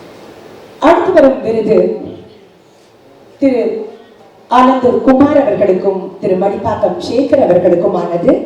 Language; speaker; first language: Tamil; native; Tamil